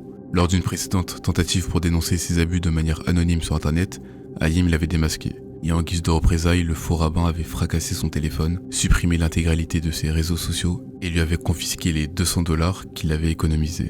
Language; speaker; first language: French; native; French